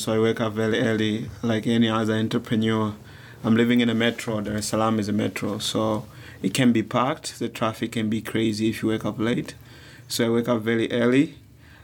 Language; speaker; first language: English; non-native, local second language; Swahili